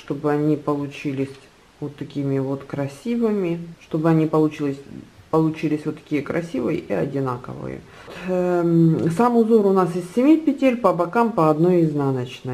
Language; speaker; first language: Russian; native; Russian